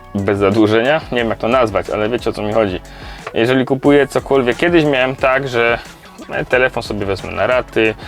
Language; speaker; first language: Polish; native; Polish